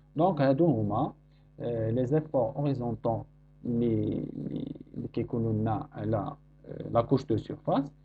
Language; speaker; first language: French; non-native, local second language; Arabic